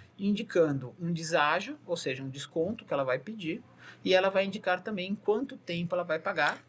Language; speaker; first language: Portuguese; native; Portuguese